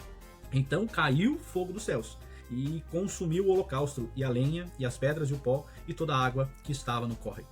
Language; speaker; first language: Portuguese; native; Portuguese